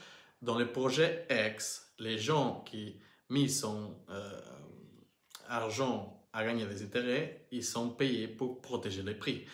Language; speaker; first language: French; non-native, learner; Portuguese